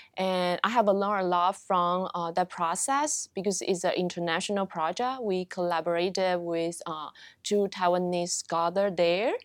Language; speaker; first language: English; non-native, fluent; Chinese